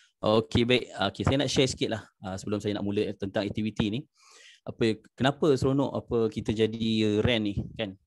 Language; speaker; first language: Malay; native; Malay